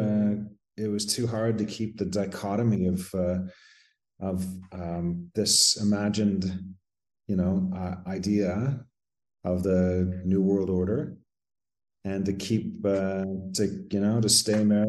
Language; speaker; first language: English; native; English